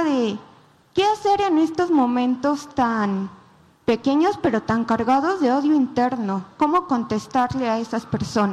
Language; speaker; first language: Spanish; native; Spanish